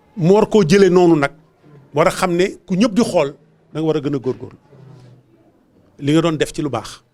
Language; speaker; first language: Wolof; native; Wolof